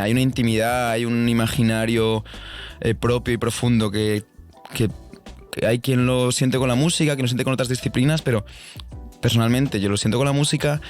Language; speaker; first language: Spanish; native; Spanish